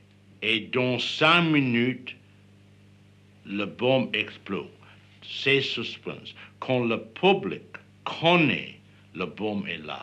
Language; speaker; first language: French; non-native, learner; English